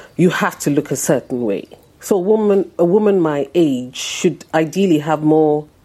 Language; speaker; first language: English; non-native, local second language; Yoruba